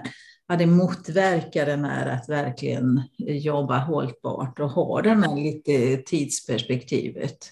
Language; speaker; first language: Swedish; non-native, fluent; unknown